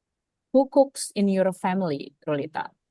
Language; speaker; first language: English; non-native, fluent; Indonesian